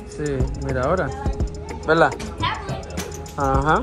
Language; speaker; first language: Spanish; native; Spanish